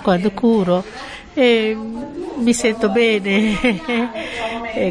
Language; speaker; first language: Italian; non-native, learner; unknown